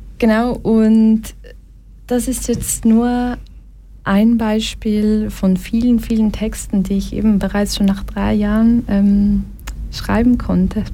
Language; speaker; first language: German; early bilingual, other home language; Portuguese